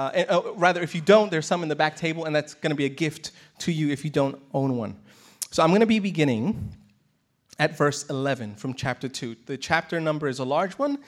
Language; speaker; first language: English; native; English